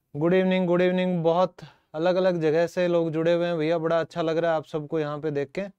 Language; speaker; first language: Hindi; native; Hindi